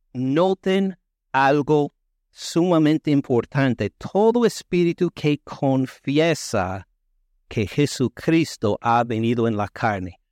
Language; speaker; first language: Spanish; non-native, fluent; English